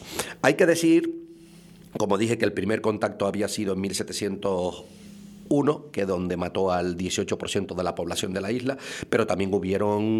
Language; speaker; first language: Spanish; native; Spanish